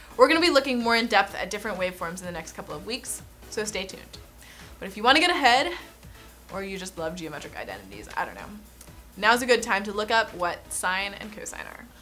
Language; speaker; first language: English; native; English